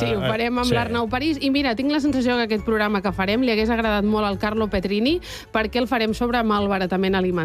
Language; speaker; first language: Catalan; native; Catalan